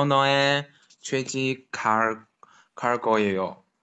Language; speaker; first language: Korean; non-native, learner; Chinese